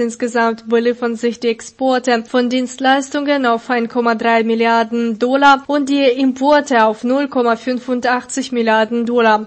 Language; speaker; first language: German; non-native, fluent; Russian